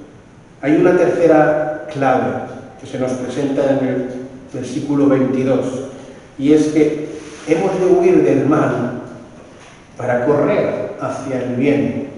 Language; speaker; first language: Spanish; native; Spanish